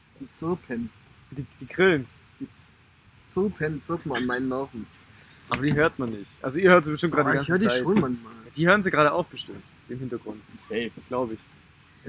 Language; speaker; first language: German; native; German